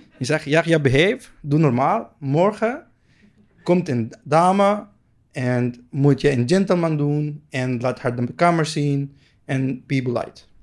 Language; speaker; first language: Dutch; non-native, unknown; Arabic